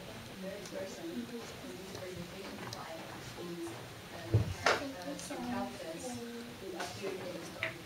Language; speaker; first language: English; non-native, fluent; Japanese